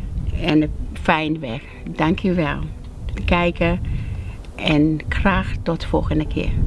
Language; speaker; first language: Dutch; non-native, learner; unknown